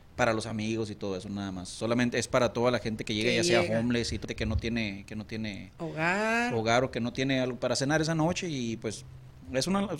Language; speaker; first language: Spanish; native; Spanish